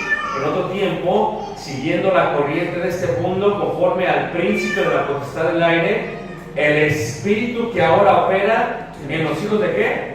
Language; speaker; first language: Spanish; early bilingual, heritage; Spanish